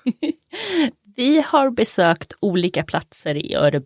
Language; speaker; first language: Swedish; native; Swedish